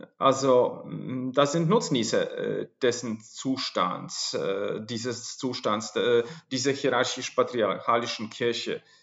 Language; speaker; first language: German; non-native, fluent; Polish